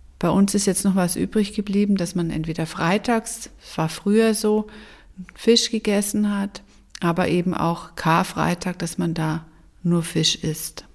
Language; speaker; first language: German; native; German